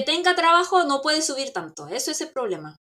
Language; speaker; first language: Spanish; non-native, local second language; Korean